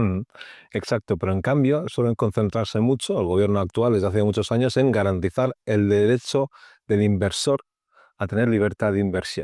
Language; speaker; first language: Spanish; native; Spanish